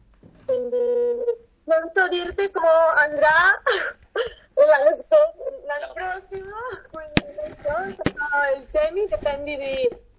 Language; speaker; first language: Italian; non-native, fluent; Catalan